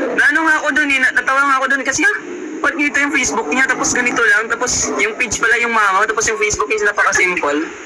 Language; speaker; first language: Filipino; non-native, local second language; Hiligaynon